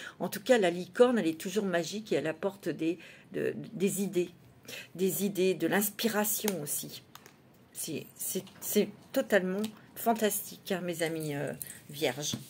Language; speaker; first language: French; native; French